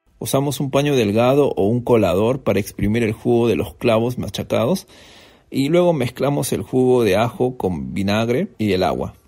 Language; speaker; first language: Spanish; native; Spanish